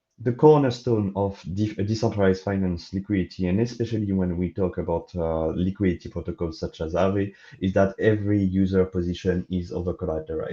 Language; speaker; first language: English; non-native, fluent; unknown